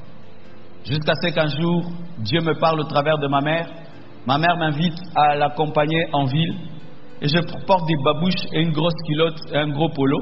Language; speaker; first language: French; non-native, local second language; Lingala